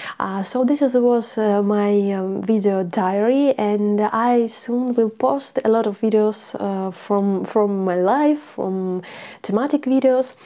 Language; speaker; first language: English; non-native, learner; Russian